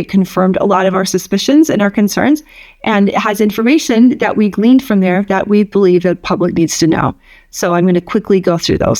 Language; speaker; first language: English; native; English